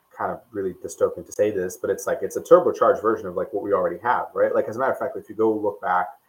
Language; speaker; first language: English; non-native, fluent; Portuguese